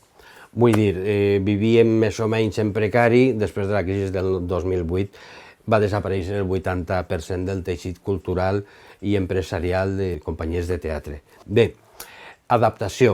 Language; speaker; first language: Catalan; native; Catalan